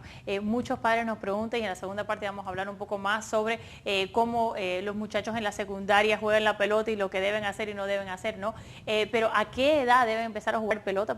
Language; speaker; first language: Spanish; early bilingual, other home language; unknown